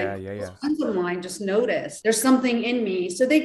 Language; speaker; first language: English; non-native, fluent; Persian